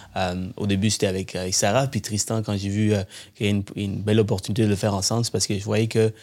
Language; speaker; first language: French; early bilingual, other home language; Tamil